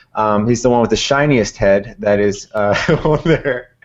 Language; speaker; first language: English; native; English